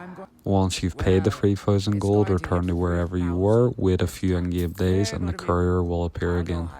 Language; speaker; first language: English; native; English